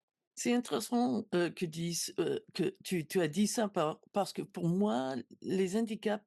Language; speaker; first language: French; non-native, learner; English